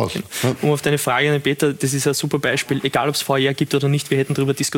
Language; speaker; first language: German; native; German